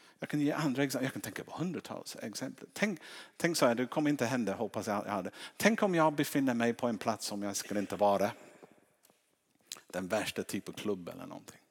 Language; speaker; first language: Swedish; non-native, fluent; English